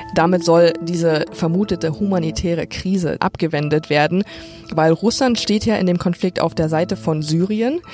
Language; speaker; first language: German; native; German